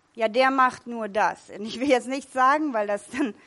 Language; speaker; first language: German; non-native, fluent; English